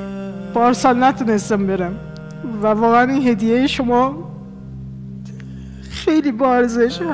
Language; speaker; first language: Persian; non-native, fluent; Portuguese